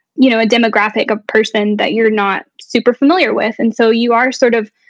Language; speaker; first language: English; native; English